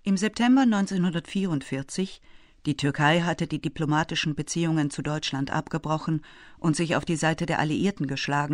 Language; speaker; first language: German; native; German